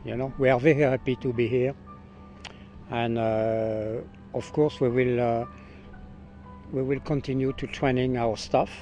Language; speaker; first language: English; non-native, learner; French